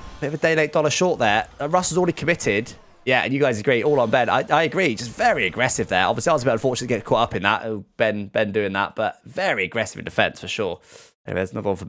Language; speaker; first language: English; native; English